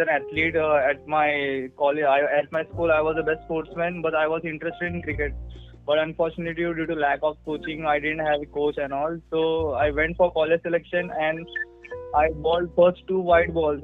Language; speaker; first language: English; non-native, local second language; Marathi